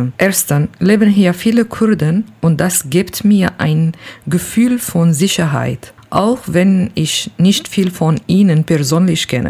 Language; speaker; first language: German; non-native, learner; Kurdish